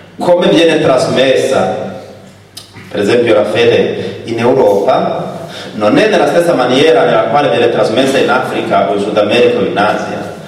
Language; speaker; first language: Italian; non-native, fluent; Rundi